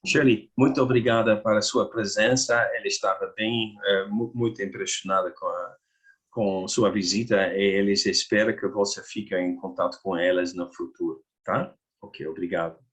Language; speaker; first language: Portuguese; non-native, learner; Dutch